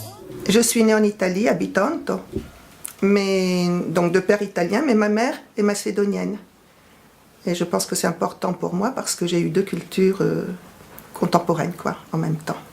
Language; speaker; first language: French; early bilingual, other home language; Italian